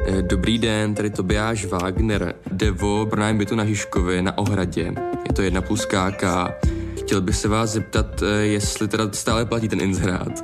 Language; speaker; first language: Czech; native; Czech